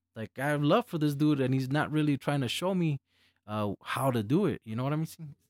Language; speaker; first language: English; early bilingual, other home language; Spanish